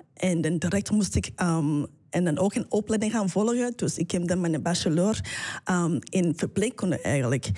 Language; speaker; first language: Dutch; non-native, fluent; English